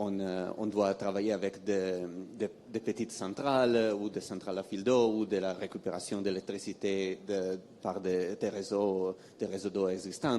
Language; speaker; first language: French; non-native, fluent; Italian